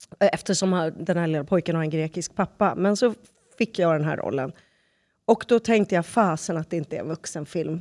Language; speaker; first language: Swedish; native; Swedish